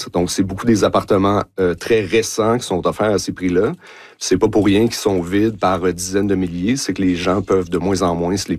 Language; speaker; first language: French; native; French